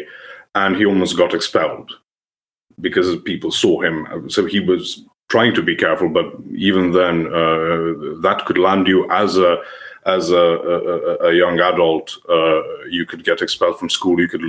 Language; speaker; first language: English; non-native, fluent; Serbian